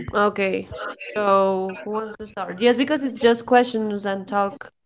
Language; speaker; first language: English; non-native, learner; Spanish